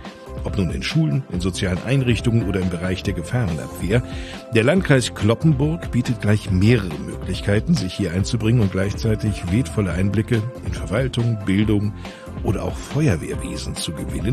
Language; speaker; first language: German; native; German